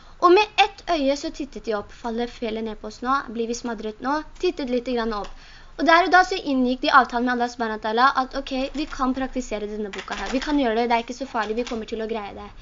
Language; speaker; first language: Norwegian; early bilingual, other home language; Urdu